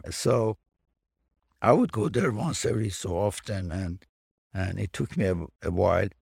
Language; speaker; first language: English; non-native, fluent; Persian